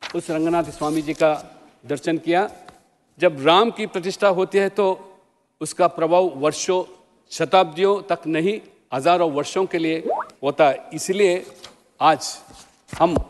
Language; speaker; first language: Hindi; non-native, local second language; Telugu